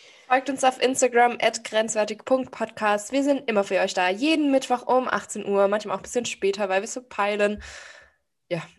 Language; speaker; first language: German; native; German